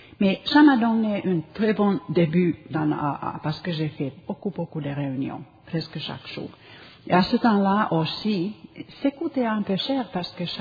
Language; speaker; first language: French; non-native, learner; Finnish